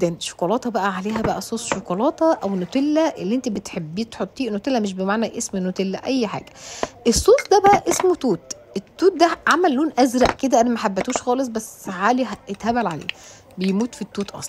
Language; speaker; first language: Arabic; native; Arabic